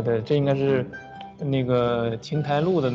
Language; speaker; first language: Chinese; native; Chinese